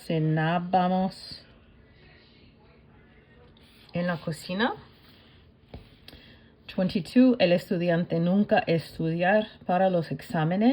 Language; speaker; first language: Spanish; non-native, fluent; English